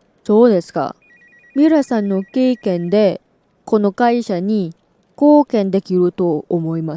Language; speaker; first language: Japanese; non-native, fluent; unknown